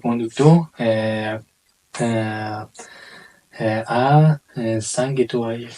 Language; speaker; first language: French; non-native, learner; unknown